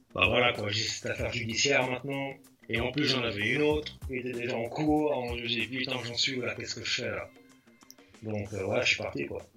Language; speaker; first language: French; native; French